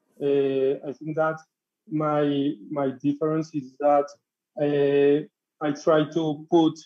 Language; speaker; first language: English; non-native, learner; Spanish